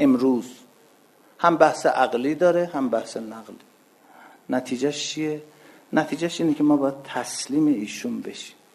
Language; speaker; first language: Persian; non-native, local second language; Azerbaijani